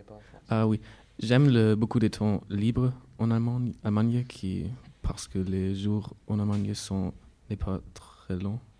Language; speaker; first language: French; non-native, learner; German